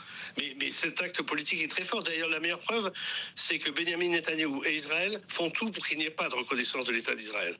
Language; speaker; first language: French; native; French